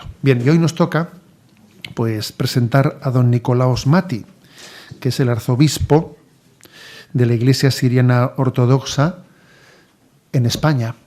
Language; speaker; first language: Spanish; native; Spanish